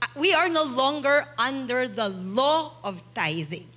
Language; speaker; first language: English; non-native, local second language; Filipino